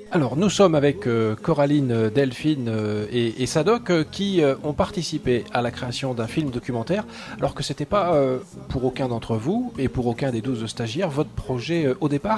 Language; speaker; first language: French; native; French